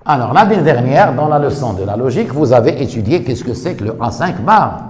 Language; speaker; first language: French; non-native, local second language; Arabic